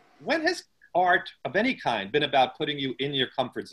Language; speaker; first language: English; native; English